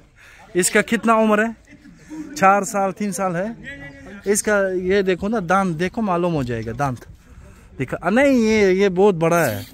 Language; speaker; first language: Hindi; non-native, fluent; Tajik